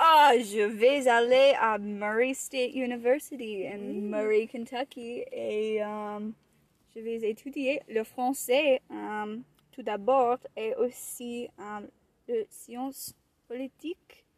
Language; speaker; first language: French; non-native, learner; English